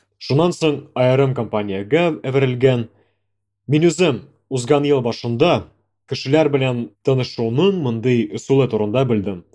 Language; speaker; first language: Tatar; non-native, local second language; Russian